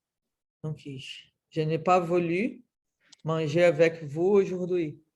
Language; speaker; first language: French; non-native, learner; Portuguese